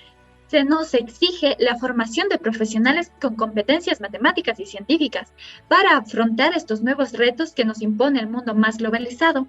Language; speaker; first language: Spanish; native; Spanish